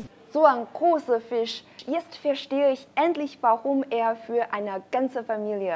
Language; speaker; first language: German; non-native, fluent; Chinese